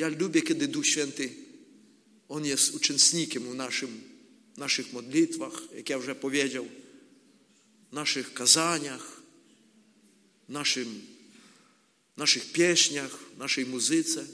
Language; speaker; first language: Polish; non-native, learner; Ukrainian